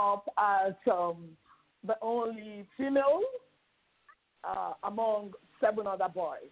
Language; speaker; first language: English; non-native, local second language; Yoruba